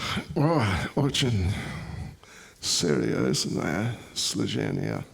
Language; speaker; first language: Russian; non-native, learner; English